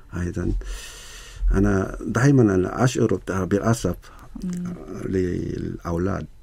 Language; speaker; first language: Arabic; non-native, learner; Korean